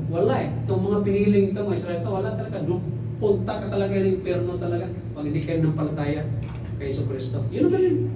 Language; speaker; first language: Filipino; non-native, local second language; Cebuano